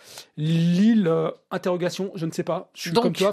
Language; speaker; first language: French; native; French